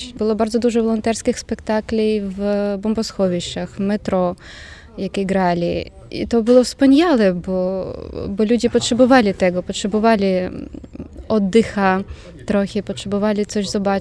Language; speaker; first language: Polish; non-native, learner; Ukrainian